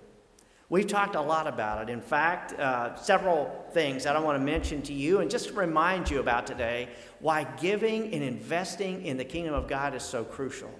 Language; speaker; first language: English; native; English